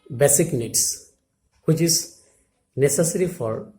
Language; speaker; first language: English; non-native, local second language; Assamese